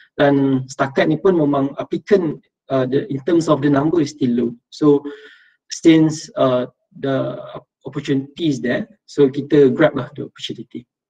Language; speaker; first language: English; non-native, local second language; Malay